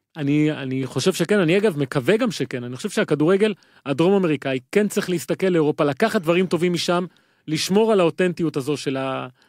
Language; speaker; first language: Hebrew; native; Hebrew